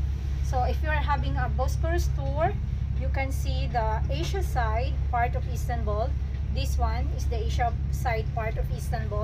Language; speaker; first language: English; non-native, local second language; Filipino